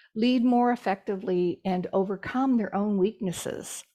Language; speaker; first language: English; native; English